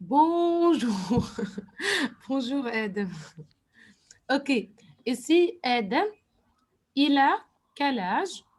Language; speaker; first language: French; non-native, fluent; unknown